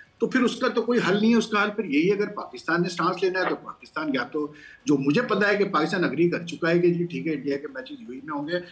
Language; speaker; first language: Urdu; non-native, local second language; Punjabi